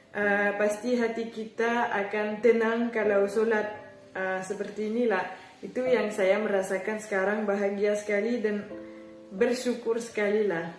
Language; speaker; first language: Indonesian; non-native, fluent; French